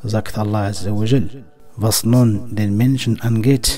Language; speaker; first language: German; non-native, fluent; Arabic